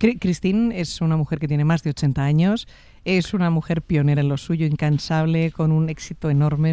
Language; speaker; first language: Spanish; native; Spanish